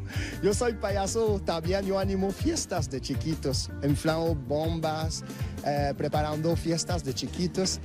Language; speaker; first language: Spanish; non-native, fluent; French